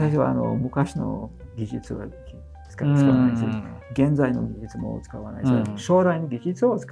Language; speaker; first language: Japanese; non-native, fluent; English